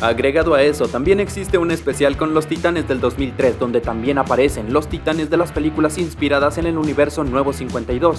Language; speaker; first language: Spanish; native; Spanish